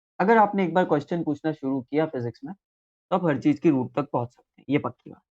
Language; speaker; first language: Hindi; native; Hindi